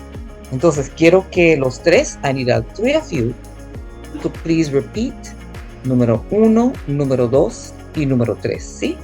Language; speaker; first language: Spanish; non-native, fluent; English